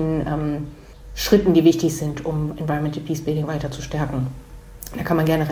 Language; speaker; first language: German; native; German